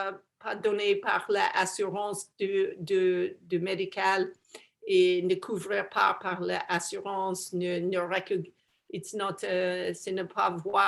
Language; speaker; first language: French; non-native, learner; English